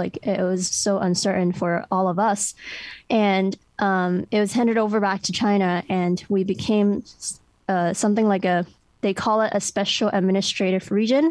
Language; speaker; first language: English; non-native, local second language; Cantonese